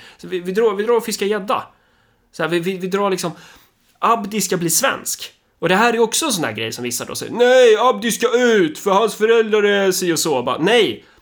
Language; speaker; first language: Swedish; early bilingual, other home language; Somali